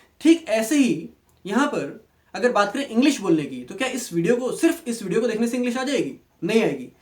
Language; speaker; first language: Hindi; native; Hindi